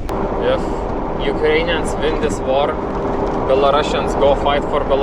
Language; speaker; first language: English; non-native, fluent; Lithuanian